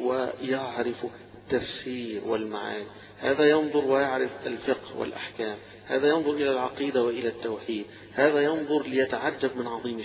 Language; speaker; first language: Arabic; native; Arabic